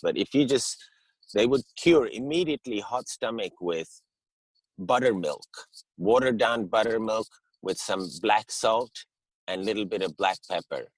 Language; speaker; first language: English; early bilingual, heritage; English